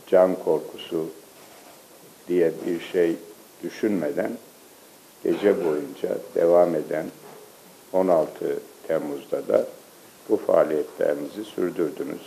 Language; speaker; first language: Turkish; native; Turkish